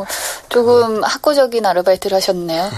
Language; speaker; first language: Korean; native; Korean